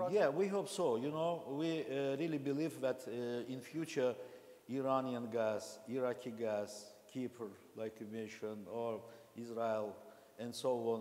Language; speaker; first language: English; non-native, learner; Azerbaijani